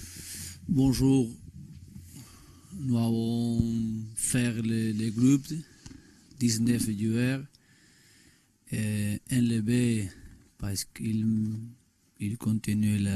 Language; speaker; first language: French; non-native, learner; Spanish